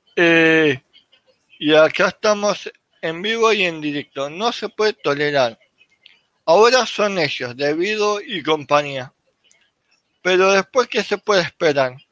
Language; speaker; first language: Spanish; native; Spanish